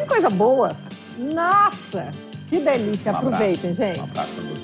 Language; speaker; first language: Portuguese; native; Portuguese